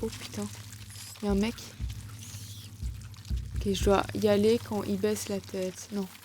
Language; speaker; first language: French; native; French